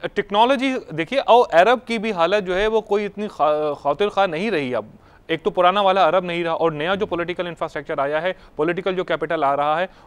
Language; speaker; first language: Urdu; native; Urdu